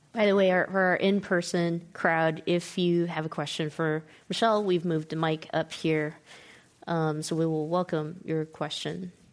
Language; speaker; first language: English; native; English